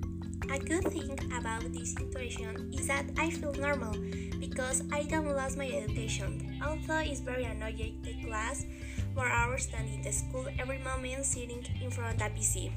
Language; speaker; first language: English; non-native, learner; Spanish